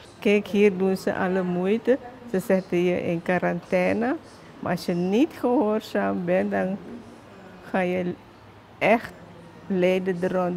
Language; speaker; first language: Dutch; non-native, local second language; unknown